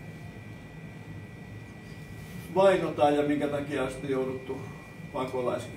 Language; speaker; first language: Finnish; native; Finnish